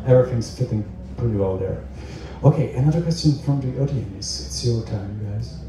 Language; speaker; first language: English; non-native, fluent; Czech